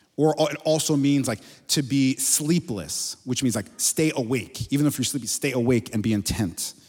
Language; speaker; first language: English; native; English